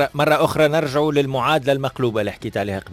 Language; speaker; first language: Arabic; native; Arabic